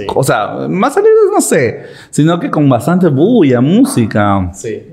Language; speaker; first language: Spanish; native; Spanish